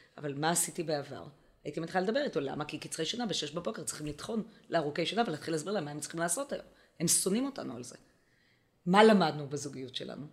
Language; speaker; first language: Hebrew; native; Hebrew